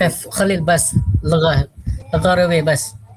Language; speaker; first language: Arabic; non-native, learner; Indonesian